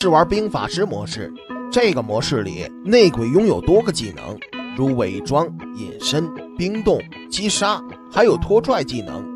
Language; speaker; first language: Chinese; native; Chinese